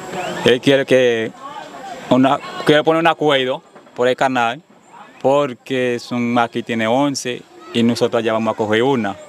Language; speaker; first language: Spanish; non-native, fluent; Haitian Creole